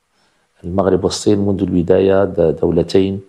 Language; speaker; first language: Arabic; native; Arabic